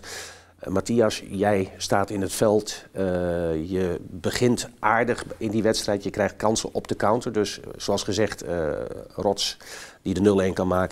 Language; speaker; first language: Dutch; native; Dutch